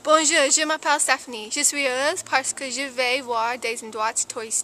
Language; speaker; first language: French; non-native, learner; English